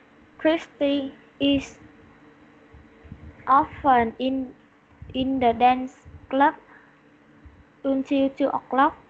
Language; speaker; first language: English; non-native, learner; Vietnamese